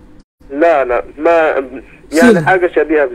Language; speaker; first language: Arabic; native; Arabic